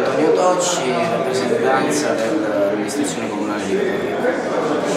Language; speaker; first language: Italian; native; Italian